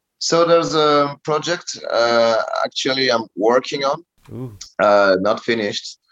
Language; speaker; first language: English; non-native, learner; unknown